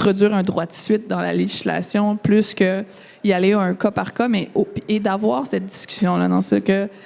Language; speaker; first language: French; native; French